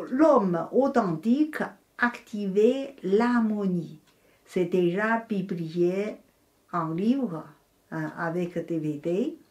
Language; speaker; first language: French; non-native, fluent; Chinese